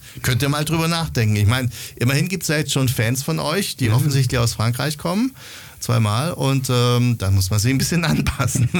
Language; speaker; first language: German; native; German